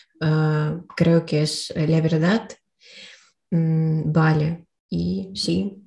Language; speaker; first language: Spanish; non-native, learner; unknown